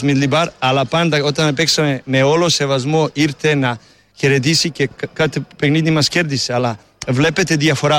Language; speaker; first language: Greek; non-native, learner; Serbian